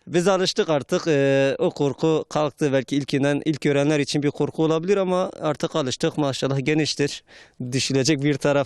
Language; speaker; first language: Turkish; native; Turkish